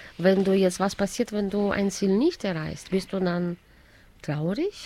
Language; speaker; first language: German; native; German